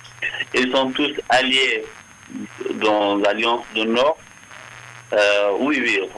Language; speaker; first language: French; non-native, fluent; Persian